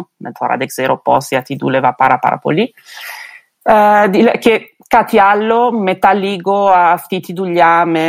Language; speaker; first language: Greek; non-native, fluent; Italian